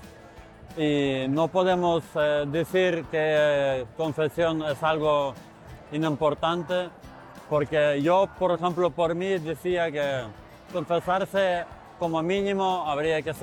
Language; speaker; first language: Spanish; non-native, fluent; Ukrainian